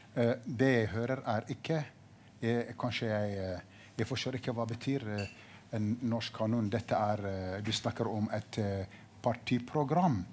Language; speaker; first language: Norwegian; non-native, fluent; Arabic